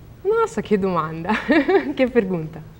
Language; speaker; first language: Portuguese; non-native, learner; Italian